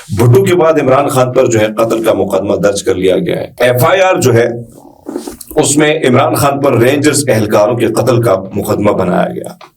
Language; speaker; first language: Urdu; non-native, local second language; Pashto